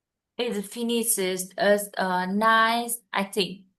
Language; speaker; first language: English; non-native, learner; Vietnamese